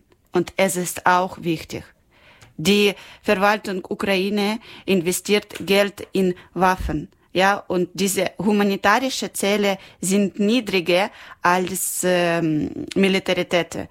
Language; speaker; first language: German; non-native, learner; Ukrainian